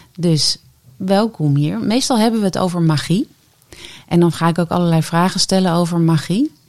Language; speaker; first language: Dutch; native; Dutch